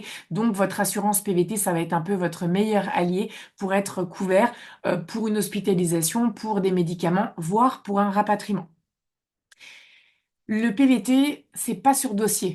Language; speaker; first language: French; native; French